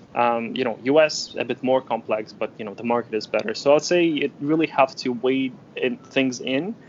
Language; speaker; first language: English; non-native, fluent; Ukrainian